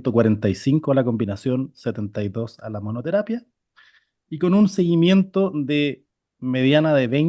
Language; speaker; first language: Spanish; native; Spanish